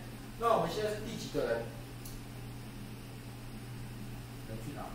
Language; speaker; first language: Chinese; native; Chinese